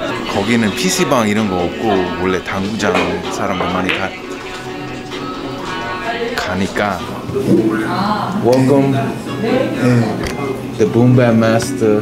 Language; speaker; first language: Korean; early bilingual, heritage; Korean